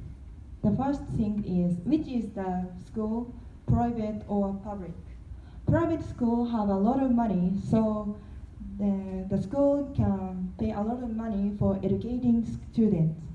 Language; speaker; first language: English; non-native, learner; Korean